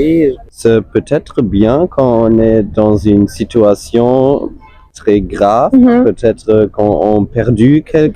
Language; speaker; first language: French; non-native, learner; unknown